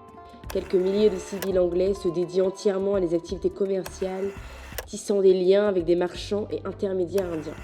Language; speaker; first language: French; native; French